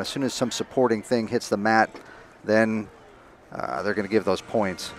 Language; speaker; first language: English; native; English